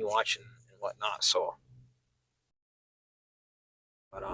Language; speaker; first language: English; native; English